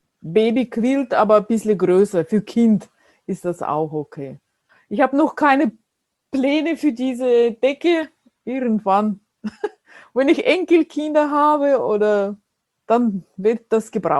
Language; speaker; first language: German; non-native, fluent; Russian